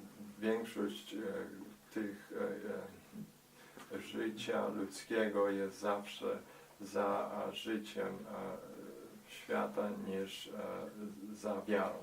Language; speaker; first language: Polish; early bilingual, heritage; Polish